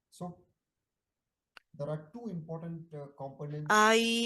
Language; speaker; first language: English; non-native, fluent; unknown